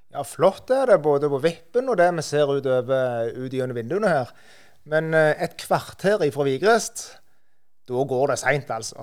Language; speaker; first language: Norwegian; native; Norwegian